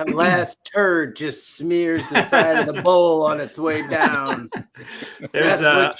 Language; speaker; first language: English; native; English